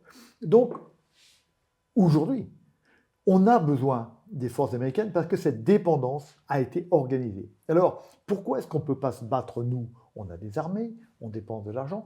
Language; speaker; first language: French; native; French